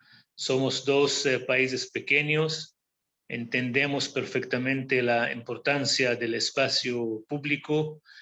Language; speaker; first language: Spanish; non-native, fluent; Hebrew